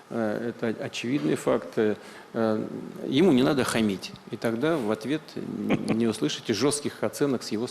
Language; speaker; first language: Russian; native; Russian